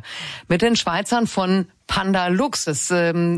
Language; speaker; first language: German; native; German